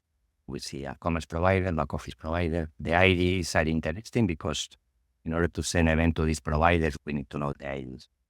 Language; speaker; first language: English; non-native, fluent; Spanish